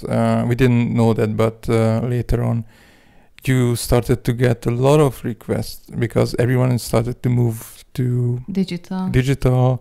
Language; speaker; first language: English; non-native, fluent; Hungarian